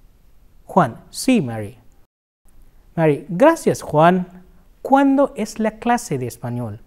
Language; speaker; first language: Spanish; non-native, fluent; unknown